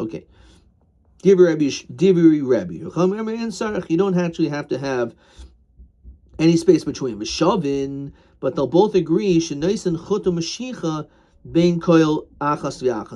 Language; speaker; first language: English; native; English